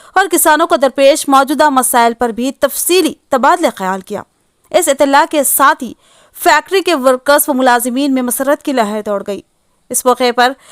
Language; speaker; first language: Hindi; non-native, local second language; Urdu